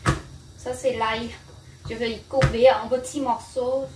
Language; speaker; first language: French; non-native, learner; Vietnamese